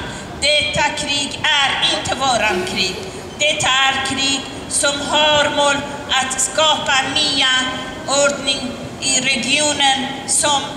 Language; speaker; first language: Swedish; non-native, learner; Persian